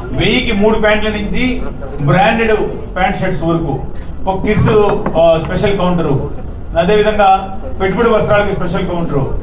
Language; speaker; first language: Telugu; native; Telugu